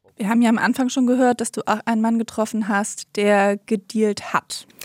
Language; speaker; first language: German; native; German